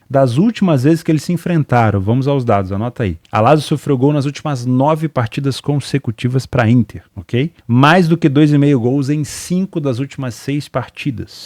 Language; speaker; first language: Portuguese; native; Portuguese